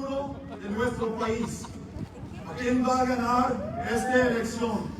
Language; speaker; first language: Spanish; non-native, fluent; English